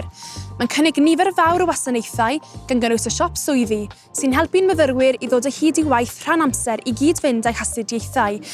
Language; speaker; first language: Welsh; native; Welsh